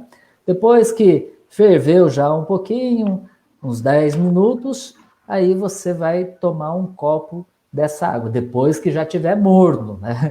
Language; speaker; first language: Portuguese; native; Portuguese